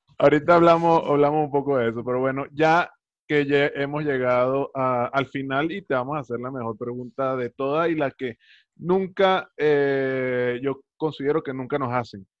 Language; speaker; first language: Spanish; native; Spanish